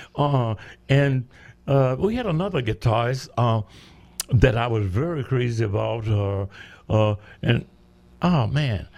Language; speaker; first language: English; native; English